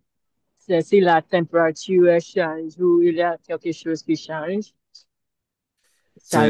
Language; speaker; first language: French; non-native, learner; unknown